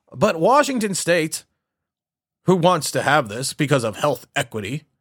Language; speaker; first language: English; native; English